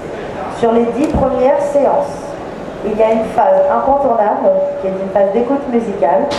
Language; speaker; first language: French; native; French